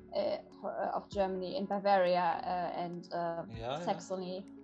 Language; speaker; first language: English; non-native, fluent; German